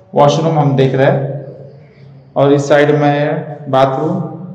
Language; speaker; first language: Hindi; non-native, local second language; Marathi